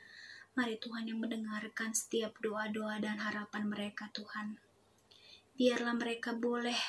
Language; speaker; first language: Indonesian; native; Indonesian